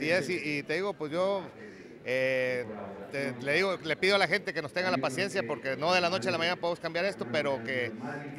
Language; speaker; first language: Spanish; native; Spanish